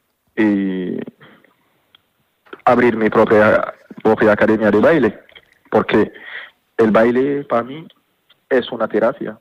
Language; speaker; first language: Spanish; non-native, fluent; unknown